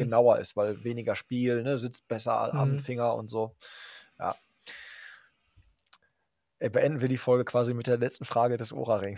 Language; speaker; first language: German; native; German